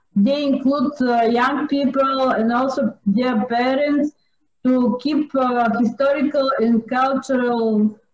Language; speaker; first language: English; non-native, fluent; Bulgarian